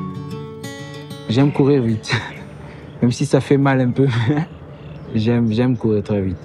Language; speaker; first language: French; early bilingual, heritage; Lingala